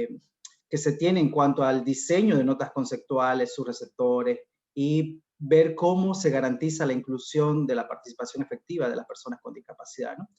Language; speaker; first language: Spanish; native; Spanish